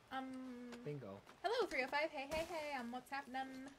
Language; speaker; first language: English; native; English